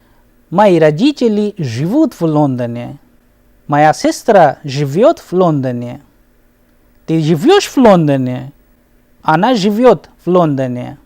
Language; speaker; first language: Russian; non-native, fluent; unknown